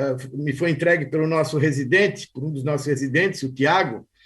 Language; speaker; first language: Portuguese; native; Portuguese